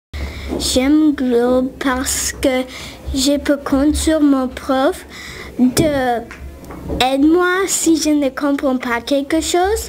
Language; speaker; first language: French; non-native, learner; English